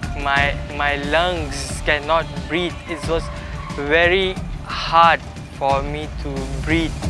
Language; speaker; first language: English; non-native, local second language; Malay